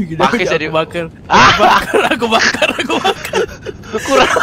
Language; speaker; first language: Malay; native; Malay